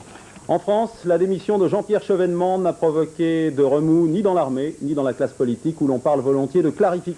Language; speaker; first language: French; native; French